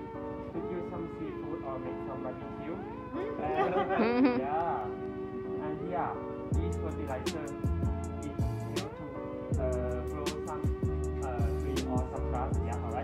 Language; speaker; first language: English; non-native, learner; Thai